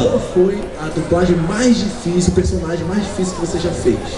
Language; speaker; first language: Portuguese; native; Portuguese